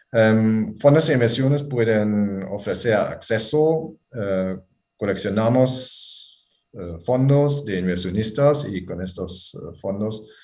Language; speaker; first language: Spanish; non-native, fluent; German